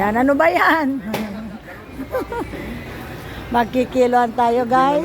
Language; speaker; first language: Filipino; non-native, local second language; Iloko